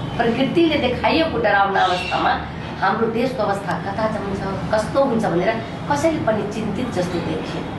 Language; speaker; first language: Nepali; non-native, local second language; Maithili